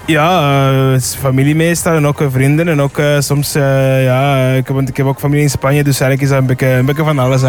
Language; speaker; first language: Dutch; early bilingual, other home language; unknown